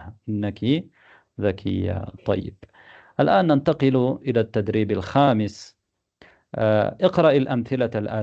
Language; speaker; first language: Arabic; non-native, fluent; Tamil